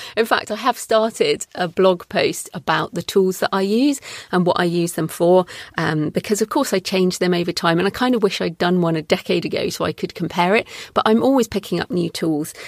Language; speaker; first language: English; native; English